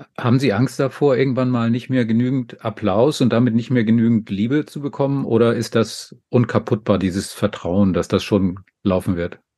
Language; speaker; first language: German; native; German